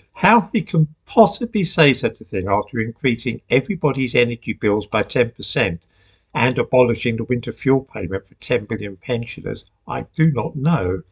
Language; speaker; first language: English; native; English